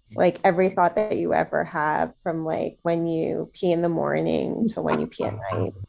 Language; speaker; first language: English; native; English